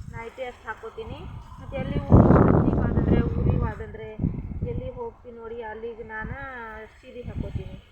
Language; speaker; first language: Kannada; non-native, local second language; Lambadi